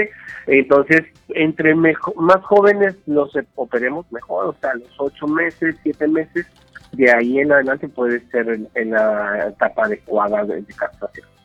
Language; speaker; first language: Spanish; native; Spanish